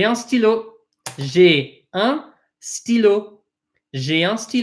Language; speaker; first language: French; non-native, fluent; English